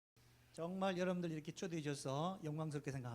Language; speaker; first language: Korean; native; Korean